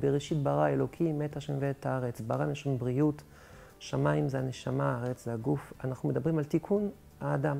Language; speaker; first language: Hebrew; non-native, fluent; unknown